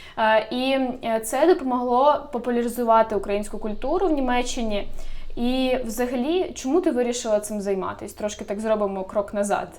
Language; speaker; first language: Ukrainian; native; Ukrainian